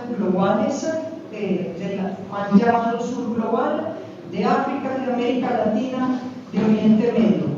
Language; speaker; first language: Spanish; native; Spanish